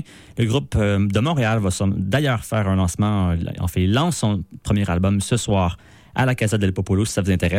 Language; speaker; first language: French; native; French